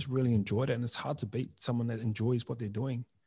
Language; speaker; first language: English; native; English